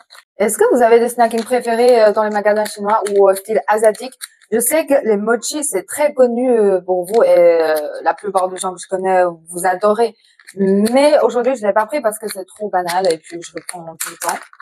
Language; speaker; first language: French; non-native, fluent; Chinese